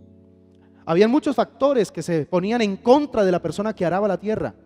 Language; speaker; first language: Spanish; native; Spanish